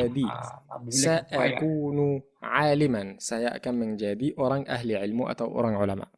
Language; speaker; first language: Indonesian; non-native, fluent; Arabic